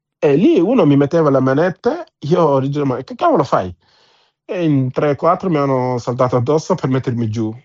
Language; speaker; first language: Italian; non-native, fluent; Wolof